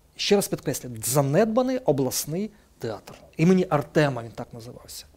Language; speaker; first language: Ukrainian; native; Ukrainian